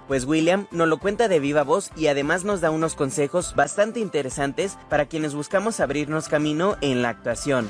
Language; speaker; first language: Spanish; native; Spanish